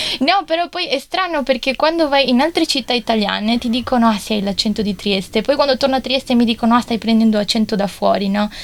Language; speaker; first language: Italian; early bilingual, other home language; Chinese